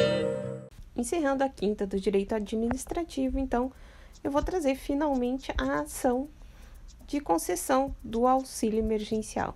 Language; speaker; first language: Portuguese; native; Portuguese